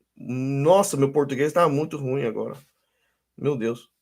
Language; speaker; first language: Portuguese; non-native, learner; English